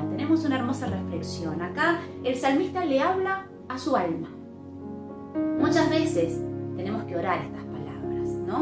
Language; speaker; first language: Spanish; native; Spanish